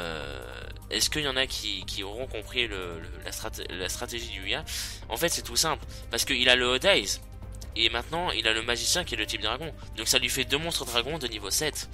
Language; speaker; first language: French; native; French